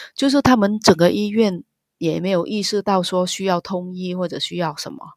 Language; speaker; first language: Chinese; non-native, fluent; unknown